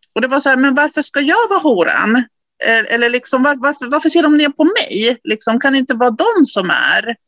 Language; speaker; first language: Swedish; early bilingual, other home language; Spanish